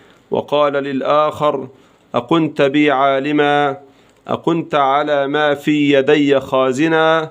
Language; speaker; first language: Arabic; native; Arabic